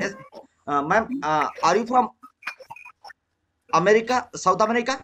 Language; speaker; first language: English; non-native, learner; Marathi